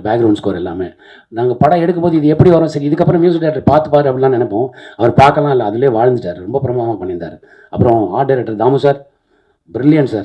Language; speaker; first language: Tamil; native; Tamil